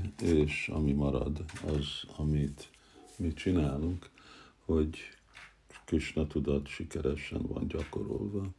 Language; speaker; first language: Hungarian; early bilingual, heritage; Hungarian